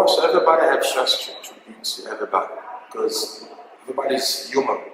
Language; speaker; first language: English; non-native, learner; Portuguese